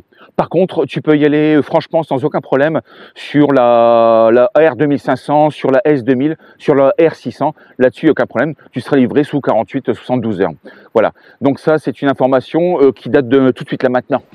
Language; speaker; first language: French; native; French